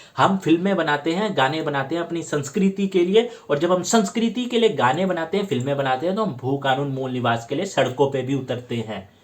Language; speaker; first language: Hindi; native; Hindi